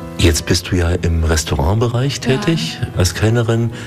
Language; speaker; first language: German; native; German